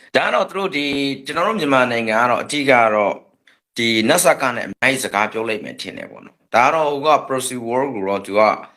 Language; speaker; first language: Burmese; native; Burmese